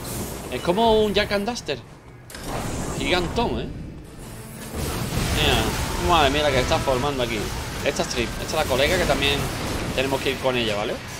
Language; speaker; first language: Spanish; native; Spanish